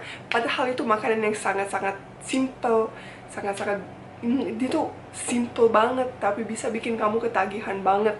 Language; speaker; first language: Indonesian; non-native, fluent; Bosnian